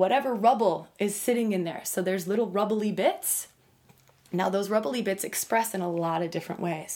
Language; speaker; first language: English; native; English